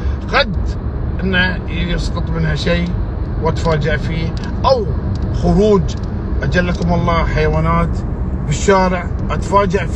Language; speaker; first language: Arabic; native; Arabic